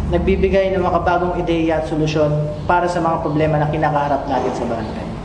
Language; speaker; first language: Filipino; native; Filipino